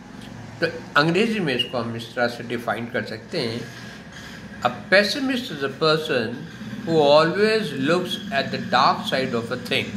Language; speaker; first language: Hindi; native; Hindi